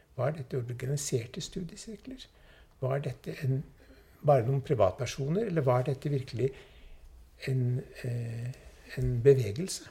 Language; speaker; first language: Norwegian; early bilingual, other home language; Swedish